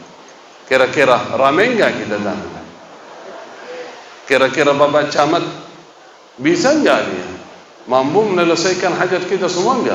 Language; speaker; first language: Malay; non-native, fluent; Arabic